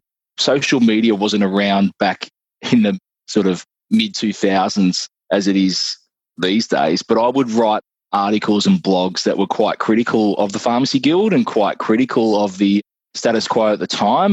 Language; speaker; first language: English; native; English